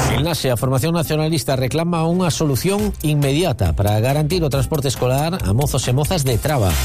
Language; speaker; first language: Galician; native; Galician